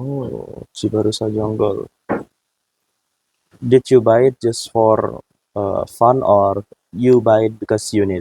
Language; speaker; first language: English; non-native, fluent; Indonesian